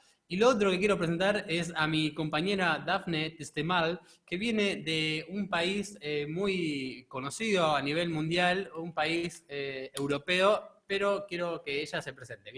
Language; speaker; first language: Spanish; native; Spanish